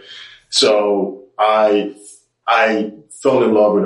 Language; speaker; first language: English; non-native, local second language; Yoruba